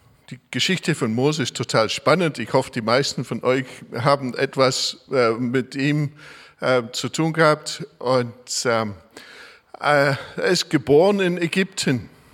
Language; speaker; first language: German; non-native, fluent; English